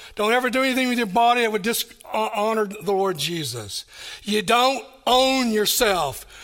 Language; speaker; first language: English; native; English